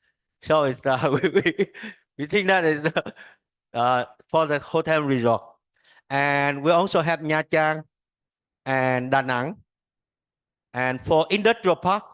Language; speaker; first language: English; non-native, learner; Vietnamese